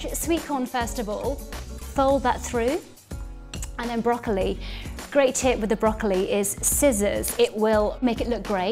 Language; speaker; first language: English; native; English